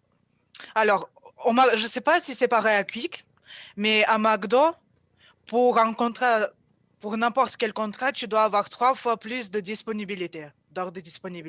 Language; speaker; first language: French; non-native, fluent; Russian